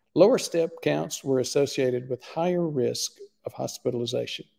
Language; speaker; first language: English; native; English